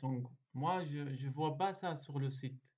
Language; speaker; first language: French; non-native, learner; Arabic